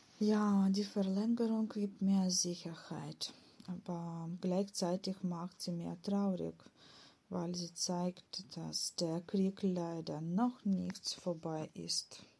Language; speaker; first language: German; non-native, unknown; Ukrainian